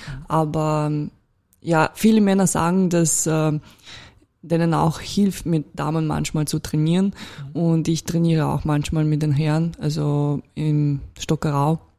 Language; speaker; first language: German; non-native, fluent; Russian